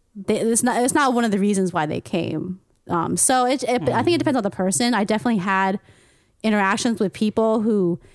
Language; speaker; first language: English; native; English